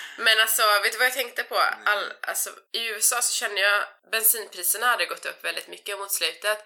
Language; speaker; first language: Swedish; early bilingual, other home language; Persian